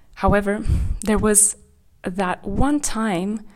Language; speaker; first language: English; non-native, fluent; Kazakh